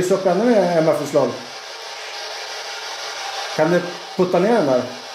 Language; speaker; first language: Swedish; native; Swedish